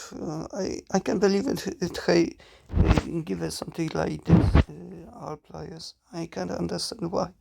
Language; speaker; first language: English; non-native, learner; Polish